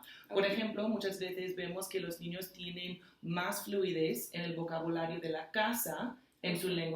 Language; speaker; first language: Spanish; non-native, fluent; English